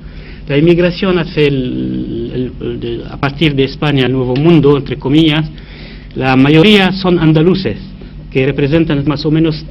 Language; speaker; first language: Spanish; non-native, fluent; Arabic